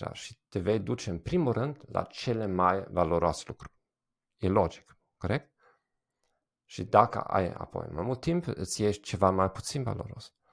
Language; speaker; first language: Romanian; non-native, fluent; German